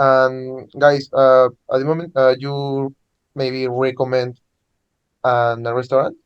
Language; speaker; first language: English; non-native, learner; Spanish